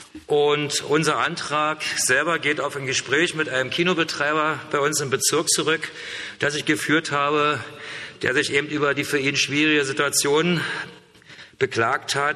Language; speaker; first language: German; native; German